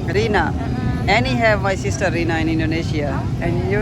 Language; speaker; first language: English; non-native, learner; Saraiki